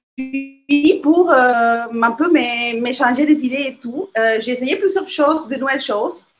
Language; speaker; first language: French; non-native, fluent; Spanish